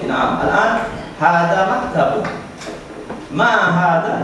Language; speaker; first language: Arabic; non-native, learner; Malay